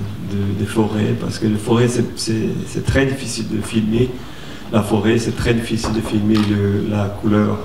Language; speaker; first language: French; non-native, fluent; Portuguese